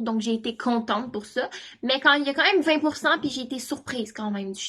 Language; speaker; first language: French; native; French